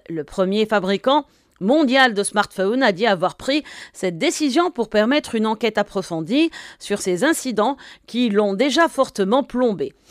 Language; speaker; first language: French; non-native, local second language; Arabic